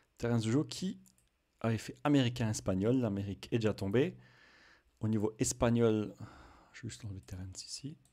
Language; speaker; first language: French; native; French